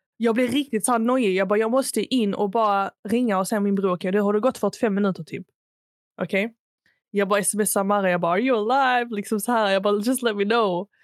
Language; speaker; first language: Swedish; early bilingual, other home language; Arabic